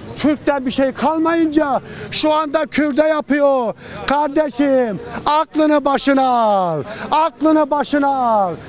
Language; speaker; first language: Turkish; native; Turkish